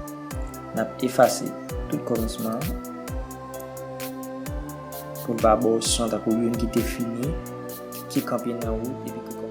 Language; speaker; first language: French; non-native, learner; Haitian Creole